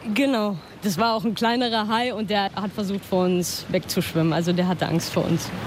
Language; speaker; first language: German; native; German